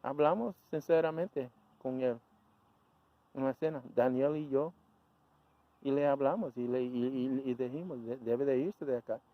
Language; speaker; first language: Spanish; early bilingual, heritage; Spanish